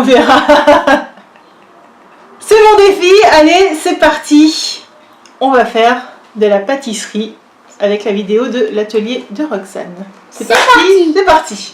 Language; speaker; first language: French; native; French